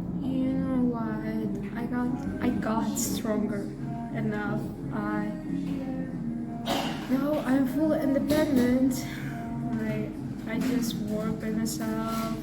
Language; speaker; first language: English; non-native, learner; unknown